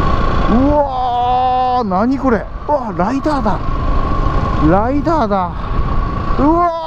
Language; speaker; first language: Japanese; native; Japanese